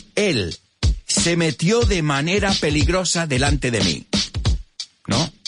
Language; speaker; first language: Spanish; early bilingual, heritage; Spanish